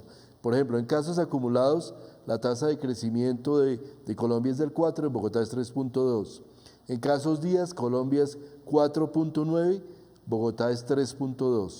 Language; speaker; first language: Spanish; native; Spanish